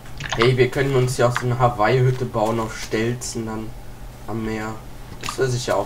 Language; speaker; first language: German; native; German